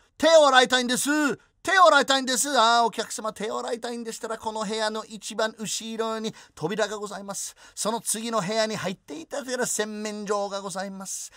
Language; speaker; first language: Japanese; non-native, fluent; English